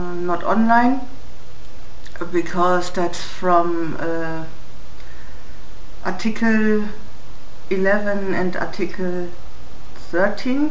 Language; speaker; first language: English; non-native, learner; German